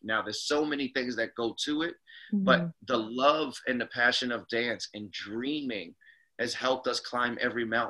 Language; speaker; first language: English; native; English